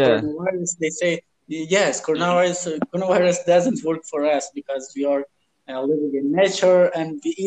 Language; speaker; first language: English; non-native, learner; Persian